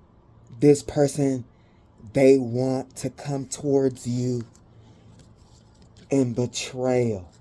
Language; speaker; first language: English; native; English